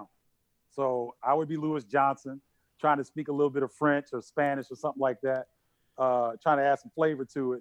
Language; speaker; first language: English; native; English